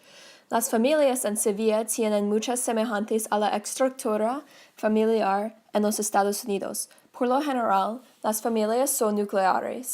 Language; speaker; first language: Spanish; non-native, learner; English